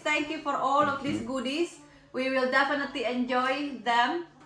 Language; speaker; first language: English; non-native, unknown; Indonesian